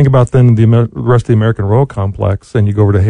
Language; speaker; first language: English; native; English